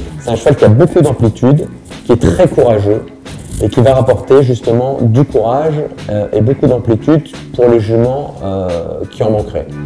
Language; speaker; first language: French; native; French